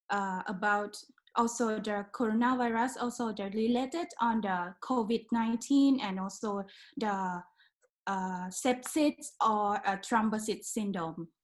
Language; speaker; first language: English; non-native, learner; Thai